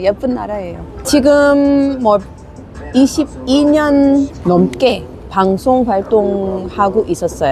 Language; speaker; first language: Korean; non-native, fluent; English